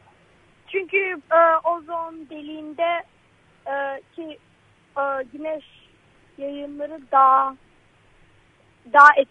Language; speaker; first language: Turkish; early bilingual, heritage; Turkish